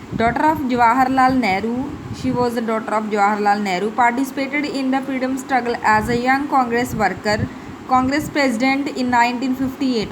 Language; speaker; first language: English; non-native, local second language; Punjabi